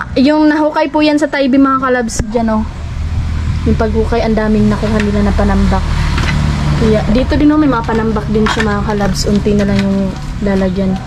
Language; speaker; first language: Filipino; non-native, local second language; Masbatenyo